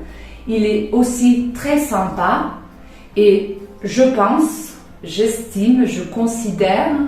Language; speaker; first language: French; non-native, fluent; Spanish